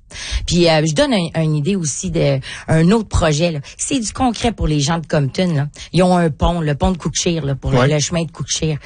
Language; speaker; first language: French; native; French